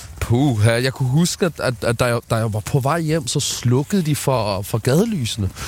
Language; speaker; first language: Danish; early bilingual, other home language; Somali